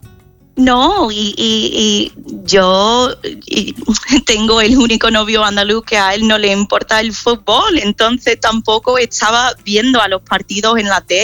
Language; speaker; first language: Spanish; non-native, fluent; English